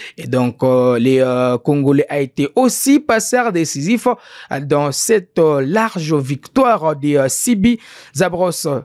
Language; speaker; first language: French; non-native, local second language; Swahili